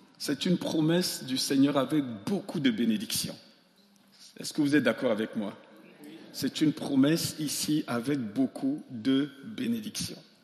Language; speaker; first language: French; non-native, local second language; Sango